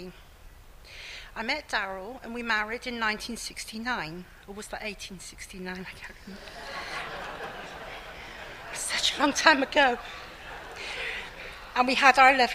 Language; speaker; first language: English; native; English